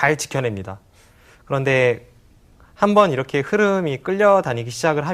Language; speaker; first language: Korean; native; Korean